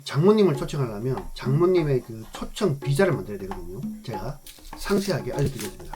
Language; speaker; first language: Korean; native; Korean